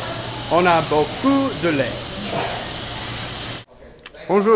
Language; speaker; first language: French; non-native, learner; English